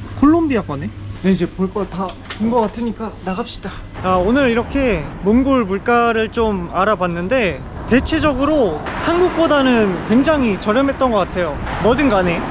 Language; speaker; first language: Korean; native; Korean